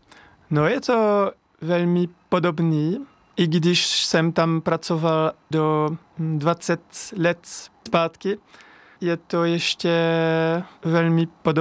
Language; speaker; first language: Czech; non-native, learner; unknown